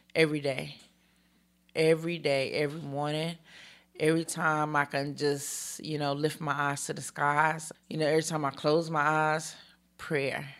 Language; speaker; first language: English; early bilingual, other home language; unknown